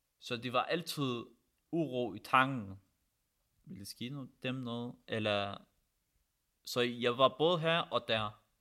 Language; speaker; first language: Danish; non-native, fluent; Arabic